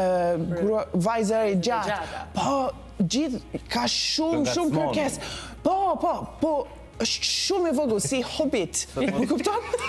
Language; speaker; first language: Albanian; non-native, learner; English